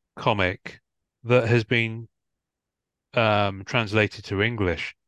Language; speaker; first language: English; native; English